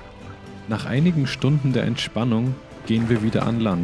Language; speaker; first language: German; native; German